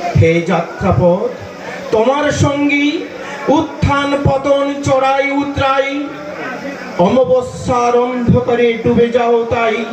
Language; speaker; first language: Bangla; native; Bangla